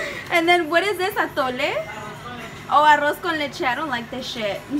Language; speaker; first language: English; early bilingual, other home language; Spanish